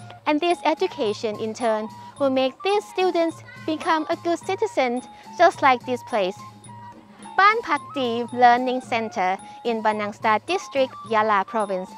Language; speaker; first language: English; non-native, fluent; Thai